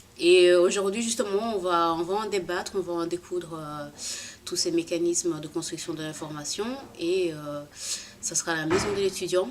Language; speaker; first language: French; native; French